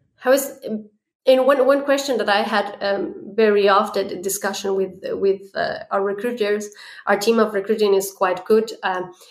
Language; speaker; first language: English; non-native, fluent; Spanish